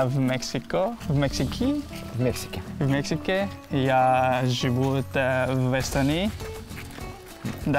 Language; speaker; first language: Russian; non-native, learner; Spanish